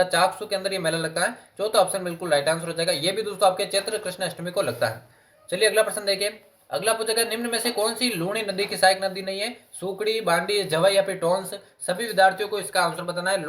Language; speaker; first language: Hindi; native; Hindi